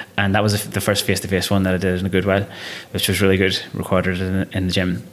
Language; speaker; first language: English; non-native, local second language; Irish